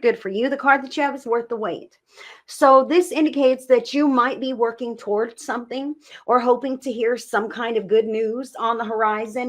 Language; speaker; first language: English; native; English